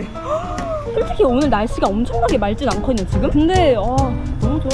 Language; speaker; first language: Korean; native; Korean